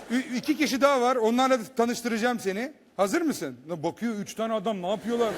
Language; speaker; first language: Turkish; native; Turkish